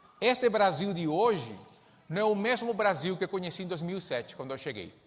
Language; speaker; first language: Portuguese; non-native, fluent; Spanish